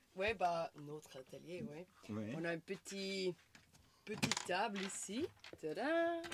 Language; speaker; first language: French; non-native, learner; German